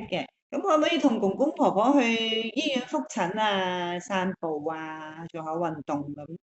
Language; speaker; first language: Cantonese; native; Cantonese